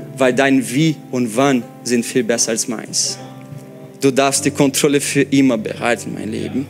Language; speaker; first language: German; non-native, fluent; Portuguese